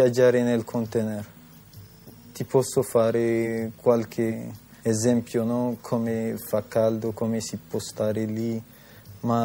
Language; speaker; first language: Italian; non-native, learner; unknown